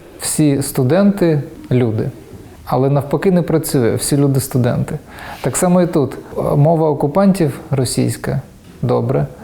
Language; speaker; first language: Ukrainian; non-native, local second language; Russian